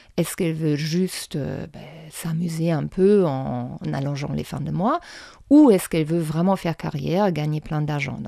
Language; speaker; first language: French; non-native, fluent; German